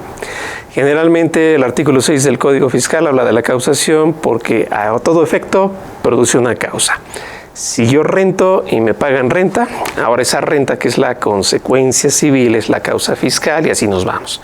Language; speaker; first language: Spanish; native; Spanish